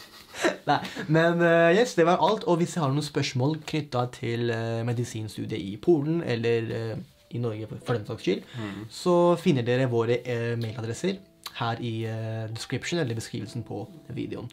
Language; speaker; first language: Norwegian; native; Norwegian